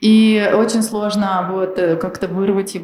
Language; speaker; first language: Russian; native; Russian